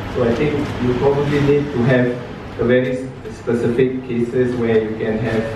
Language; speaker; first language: English; non-native, local second language; Malay